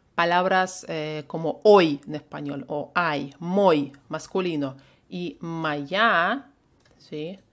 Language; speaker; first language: Spanish; non-native, fluent; Russian